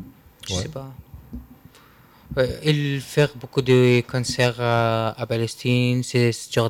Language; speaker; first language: French; non-native, learner; Arabic